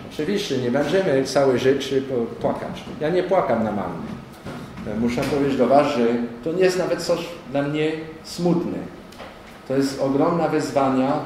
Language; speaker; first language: Polish; non-native, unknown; French